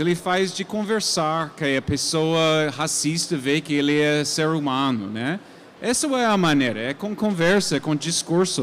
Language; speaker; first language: Portuguese; non-native, fluent; English